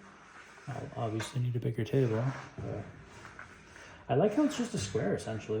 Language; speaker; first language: English; native; English